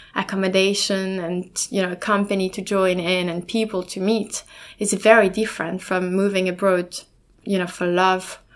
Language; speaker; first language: English; non-native, fluent; German